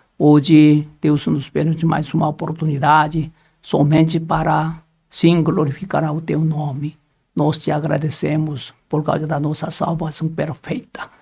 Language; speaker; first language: Portuguese; non-native, learner; Korean